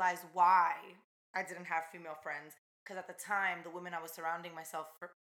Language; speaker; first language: English; early bilingual, other home language; Spanish